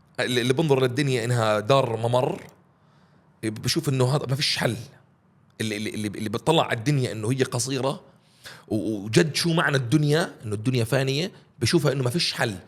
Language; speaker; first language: Arabic; early bilingual, heritage; Arabic